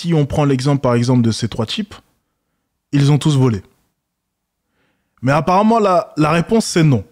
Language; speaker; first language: French; native; French